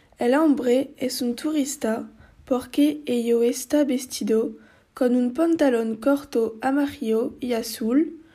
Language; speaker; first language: Spanish; non-native, learner; French